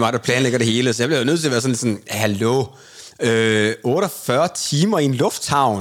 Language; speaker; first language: Danish; native; Danish